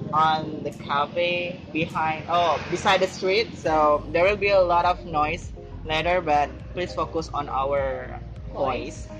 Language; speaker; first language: English; non-native, fluent; Indonesian